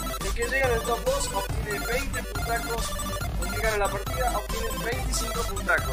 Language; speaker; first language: Spanish; native; Spanish